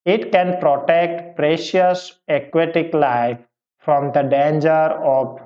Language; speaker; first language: English; non-native, local second language; Gujarati